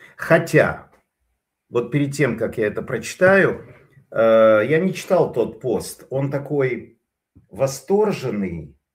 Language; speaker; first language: Russian; native; Russian